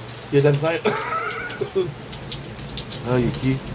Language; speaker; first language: French; native; French